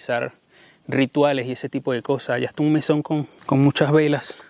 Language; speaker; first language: Spanish; native; Spanish